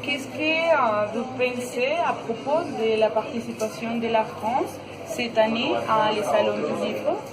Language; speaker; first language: French; non-native, learner; Spanish